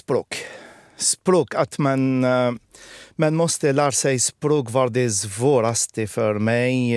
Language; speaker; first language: Swedish; non-native, fluent; Arabic